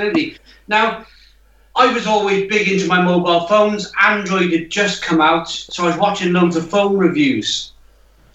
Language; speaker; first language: English; native; English